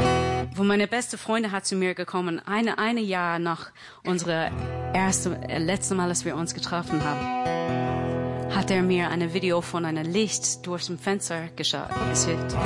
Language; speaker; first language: German; non-native, learner; English